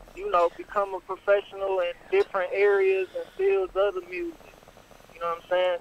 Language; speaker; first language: English; native; English